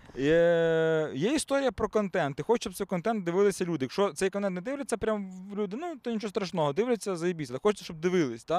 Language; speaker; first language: Ukrainian; native; Ukrainian